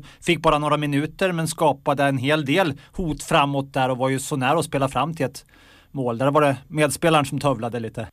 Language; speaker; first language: Swedish; native; Swedish